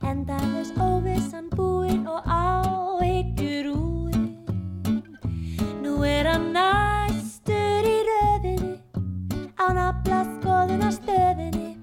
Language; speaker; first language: Icelandic; native; Icelandic